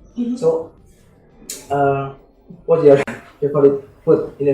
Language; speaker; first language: English; non-native, learner; Indonesian